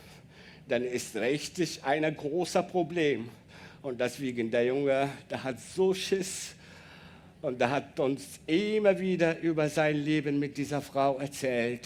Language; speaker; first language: German; non-native, learner; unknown